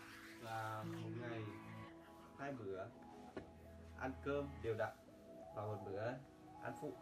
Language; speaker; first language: Vietnamese; native; Vietnamese